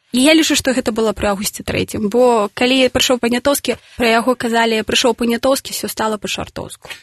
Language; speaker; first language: Belarusian; native; Belarusian